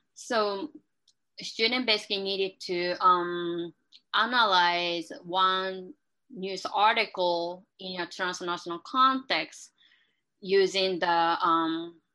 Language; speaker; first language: English; non-native, fluent; Japanese